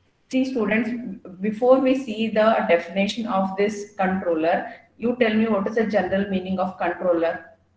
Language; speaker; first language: English; non-native, local second language; Kannada